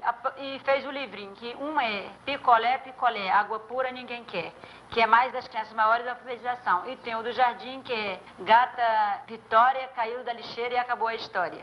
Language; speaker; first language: Portuguese; native; Portuguese